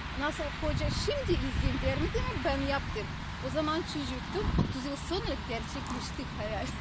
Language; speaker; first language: Turkish; non-native, learner; Russian